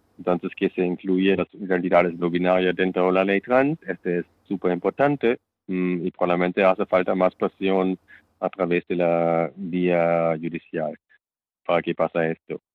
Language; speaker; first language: Spanish; non-native, fluent; German